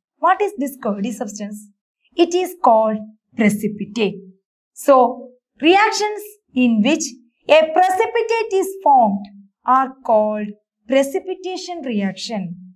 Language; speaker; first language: English; non-native, local second language; Malayalam